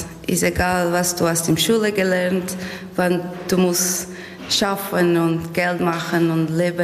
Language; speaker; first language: German; non-native, learner; Portuguese